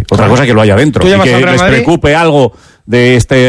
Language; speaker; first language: Spanish; native; Spanish